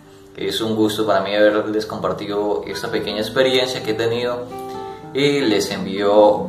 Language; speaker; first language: Spanish; native; Spanish